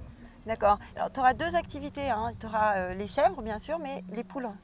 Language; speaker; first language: French; native; French